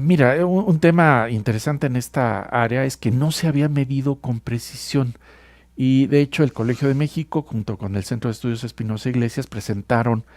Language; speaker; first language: Spanish; native; Spanish